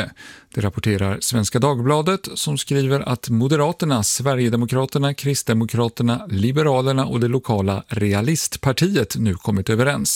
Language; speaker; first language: Swedish; native; Swedish